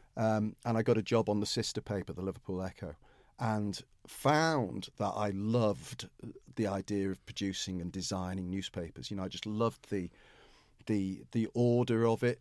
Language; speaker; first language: English; native; English